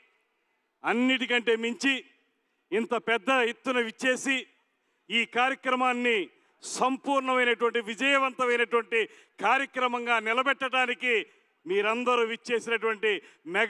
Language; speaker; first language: Telugu; native; Telugu